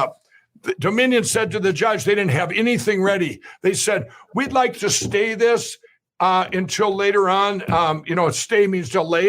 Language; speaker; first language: English; native; English